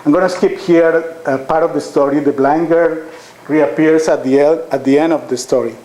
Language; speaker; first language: English; non-native, fluent; Spanish